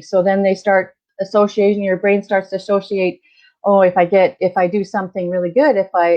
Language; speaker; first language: English; native; English